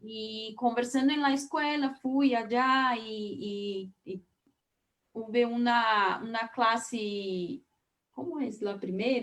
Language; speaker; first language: Spanish; non-native, learner; Portuguese